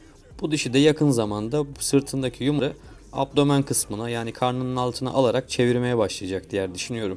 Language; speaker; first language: Turkish; native; Turkish